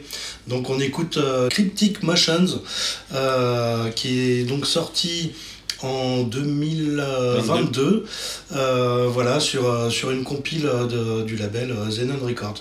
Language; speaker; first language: French; native; French